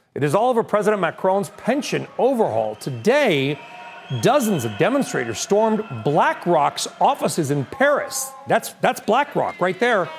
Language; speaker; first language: English; native; English